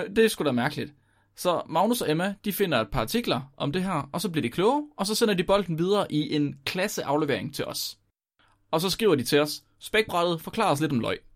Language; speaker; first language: Danish; native; Danish